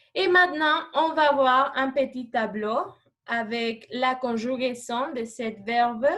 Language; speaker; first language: French; non-native, fluent; Spanish